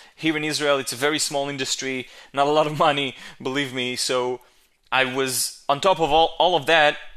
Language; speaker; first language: English; non-native, fluent; Hebrew